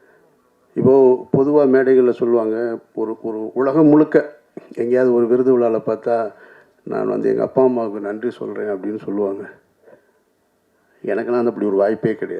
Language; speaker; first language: Tamil; native; Tamil